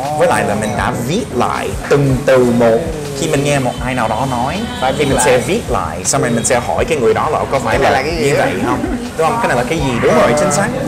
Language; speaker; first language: Vietnamese; non-native, fluent; English